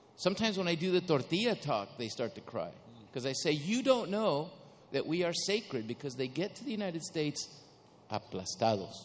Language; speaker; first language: English; early bilingual, other home language; Spanish